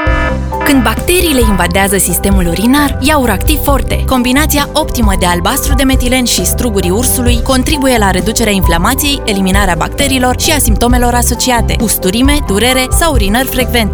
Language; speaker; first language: Romanian; native; Romanian